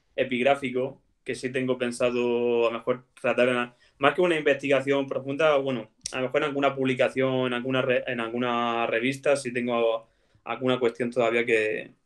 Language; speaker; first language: Spanish; native; Spanish